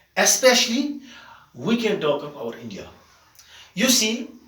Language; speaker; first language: English; non-native, local second language; Kashmiri